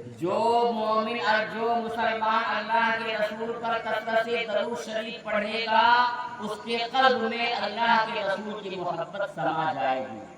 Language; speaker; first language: Urdu; native; Urdu